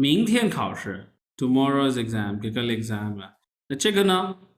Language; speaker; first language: Chinese; non-native, fluent; Urdu